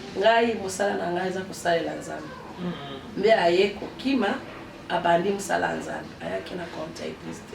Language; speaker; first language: Lingala; native; Lingala